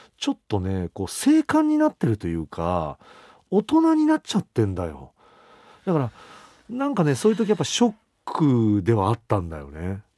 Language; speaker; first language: Japanese; native; Japanese